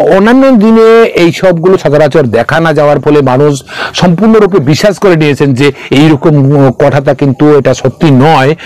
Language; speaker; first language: Bangla; non-native, local second language; Kok Borok